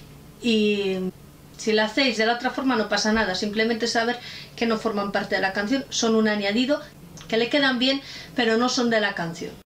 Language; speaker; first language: Spanish; native; Spanish